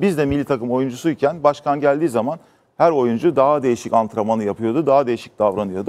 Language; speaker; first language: Turkish; native; Turkish